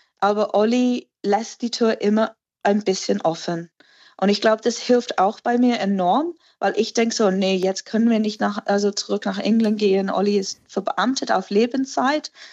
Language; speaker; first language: German; non-native, fluent; English